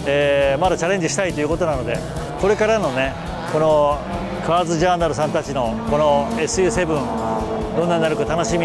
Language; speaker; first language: Japanese; native; Japanese